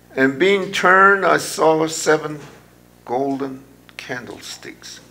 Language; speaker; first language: English; non-native, local second language; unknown